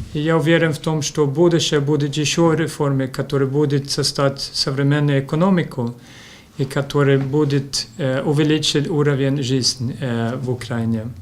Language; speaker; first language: Russian; non-native, fluent; Swedish